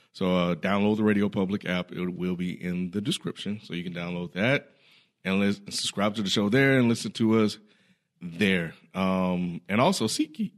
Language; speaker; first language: English; native; English